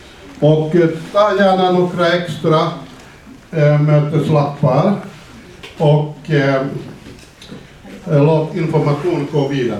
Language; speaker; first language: Swedish; non-native, fluent; Finnish